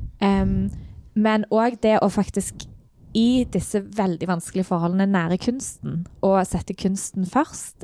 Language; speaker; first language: Norwegian; native; Norwegian